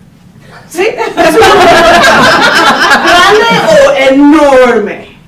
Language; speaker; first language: Spanish; non-native, fluent; English